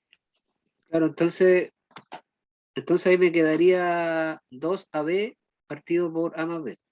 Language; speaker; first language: Spanish; native; Spanish